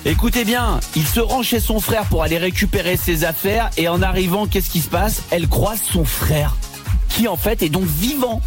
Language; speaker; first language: French; native; French